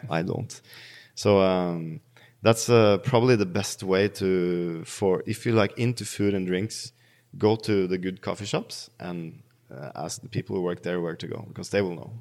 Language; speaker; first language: English; non-native, fluent; Norwegian